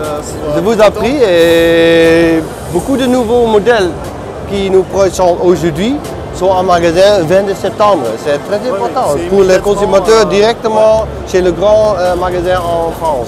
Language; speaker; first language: French; non-native, learner; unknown